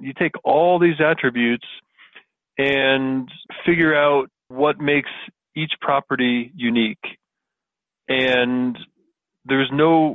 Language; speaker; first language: English; native; English